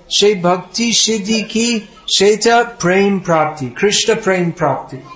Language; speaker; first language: Bangla; non-native, fluent; English